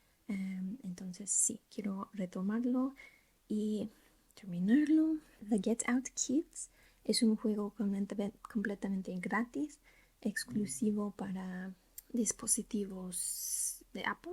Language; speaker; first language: Spanish; non-native, learner; English